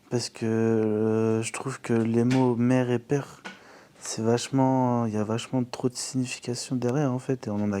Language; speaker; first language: French; native; French